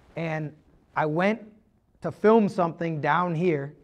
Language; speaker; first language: English; native; English